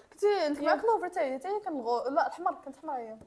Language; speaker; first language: Arabic; native; Arabic